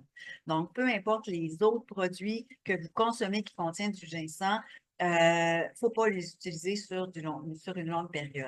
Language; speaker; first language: French; native; French